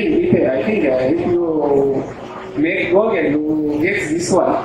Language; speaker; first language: English; non-native, learner; Oromo